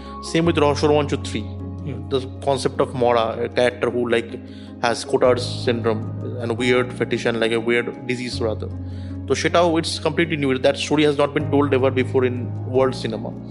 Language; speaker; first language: English; non-native, local second language; Bangla